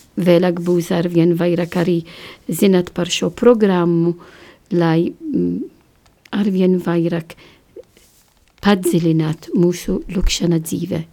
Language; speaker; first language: Latvian; non-native, learner; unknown